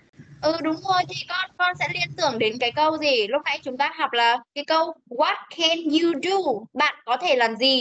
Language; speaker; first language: Vietnamese; native; Vietnamese